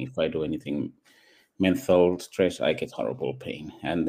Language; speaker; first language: English; non-native, fluent; Finnish